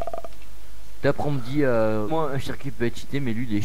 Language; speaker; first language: French; native; French